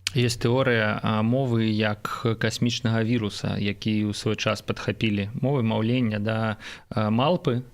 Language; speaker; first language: Belarusian; non-native, local second language; Russian